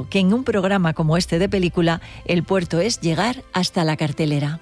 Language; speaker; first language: Spanish; native; Spanish